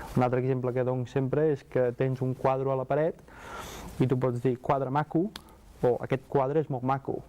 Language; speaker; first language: Catalan; non-native, fluent; English